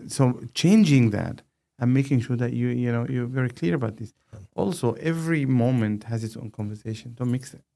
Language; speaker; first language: English; non-native, fluent; Arabic